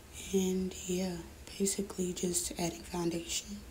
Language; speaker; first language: English; native; English